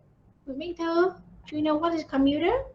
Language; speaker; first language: English; non-native, fluent; Vietnamese